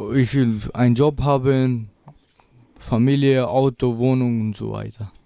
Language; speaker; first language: German; non-native, learner; Albanian